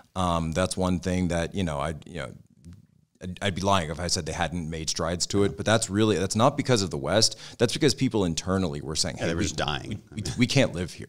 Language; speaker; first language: English; native; English